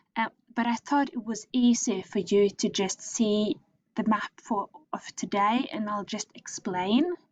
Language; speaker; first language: English; non-native, fluent; Norwegian